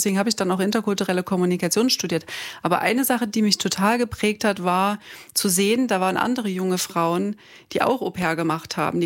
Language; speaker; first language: German; native; German